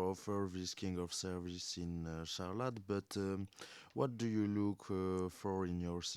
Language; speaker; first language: English; non-native, learner; French